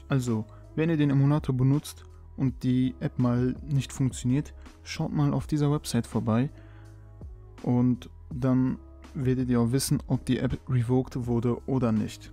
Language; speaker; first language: German; native; German